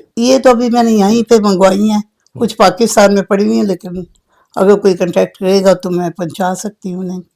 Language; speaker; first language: Urdu; native; Urdu